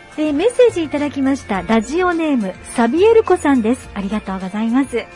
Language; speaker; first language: Japanese; native; Japanese